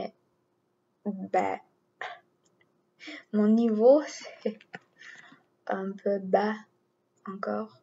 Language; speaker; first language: French; non-native, learner; English